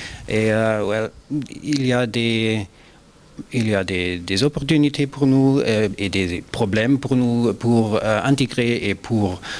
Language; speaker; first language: French; non-native, learner; German